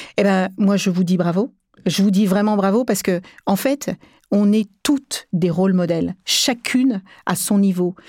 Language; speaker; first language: French; early bilingual, other home language; Kabuverdianu